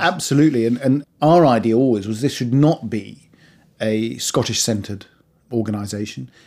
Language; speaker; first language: English; early bilingual, other home language; Persian